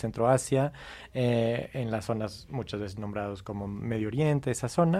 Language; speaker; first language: Spanish; non-native, fluent; English